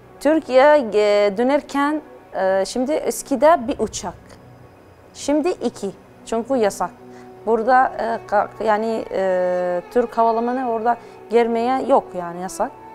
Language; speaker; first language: Turkish; non-native, learner; Arabic